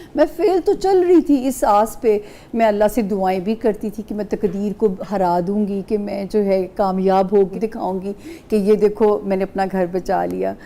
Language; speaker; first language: Urdu; non-native, local second language; Punjabi